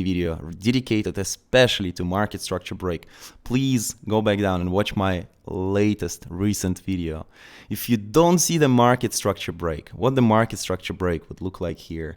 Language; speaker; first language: English; non-native, fluent; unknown